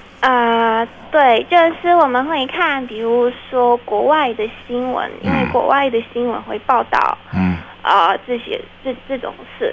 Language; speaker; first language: Chinese; non-native, fluent; Ukrainian